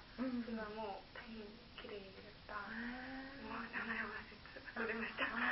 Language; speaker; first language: Japanese; non-native, learner; German